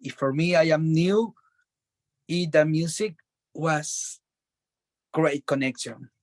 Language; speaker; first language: English; non-native, learner; Spanish